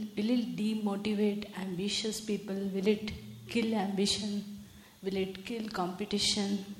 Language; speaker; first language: English; non-native, local second language; Marathi